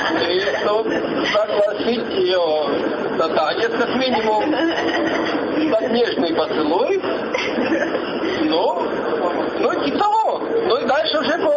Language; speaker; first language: Russian; native; Russian